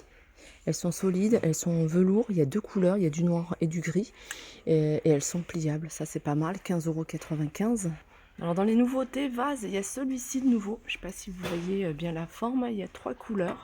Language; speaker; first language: French; native; French